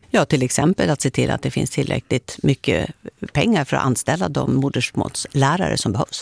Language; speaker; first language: Swedish; native; Swedish